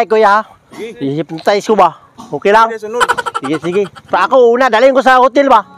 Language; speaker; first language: Filipino; non-native, local second language; Cebuano